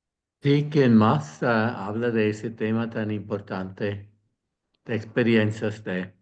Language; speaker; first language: Spanish; non-native, fluent; Swiss German